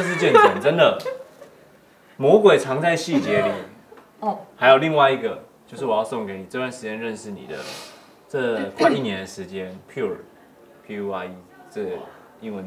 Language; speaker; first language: Chinese; native; Chinese